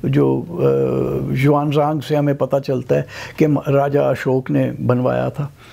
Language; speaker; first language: Urdu; non-native, local second language; Punjabi